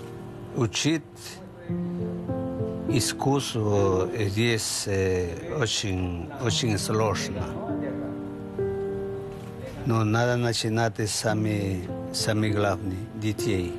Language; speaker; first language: Russian; non-native, fluent; Spanish